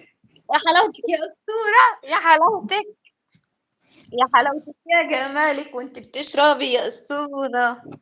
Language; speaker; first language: Arabic; native; Arabic